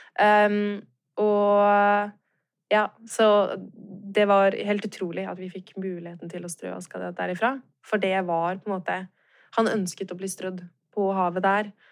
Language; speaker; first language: Norwegian; native; Norwegian